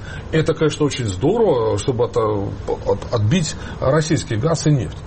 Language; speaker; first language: Russian; native; Russian